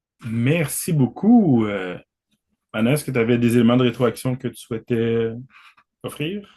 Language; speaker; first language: French; native; French